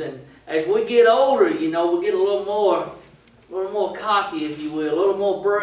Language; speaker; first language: English; native; English